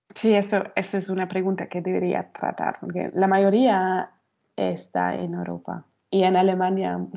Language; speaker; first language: Spanish; non-native, fluent; German